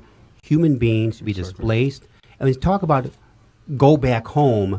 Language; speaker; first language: English; native; English